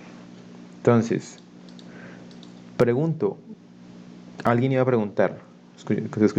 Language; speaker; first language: Spanish; native; Spanish